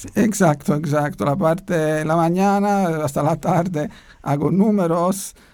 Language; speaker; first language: Spanish; non-native, learner; Italian